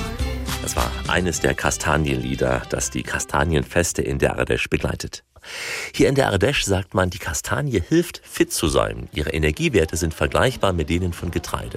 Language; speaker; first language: German; native; German